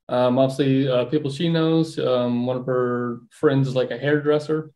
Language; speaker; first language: English; native; English